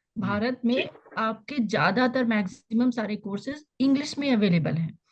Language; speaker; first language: Hindi; native; Hindi